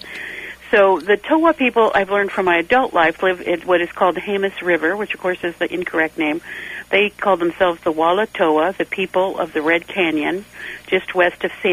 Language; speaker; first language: English; native; English